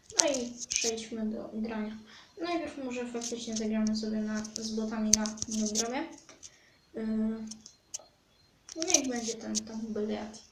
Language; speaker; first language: Polish; native; Polish